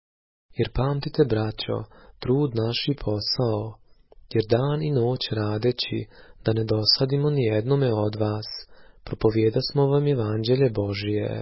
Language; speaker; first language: Croatian; native; Croatian